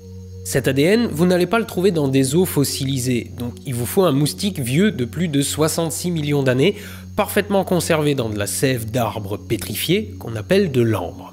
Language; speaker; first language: French; native; French